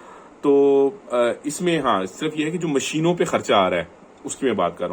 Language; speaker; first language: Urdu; non-native, local second language; Punjabi